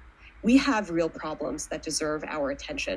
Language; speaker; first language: English; native; English